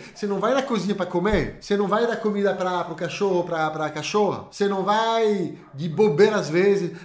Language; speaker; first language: Portuguese; non-native, fluent; French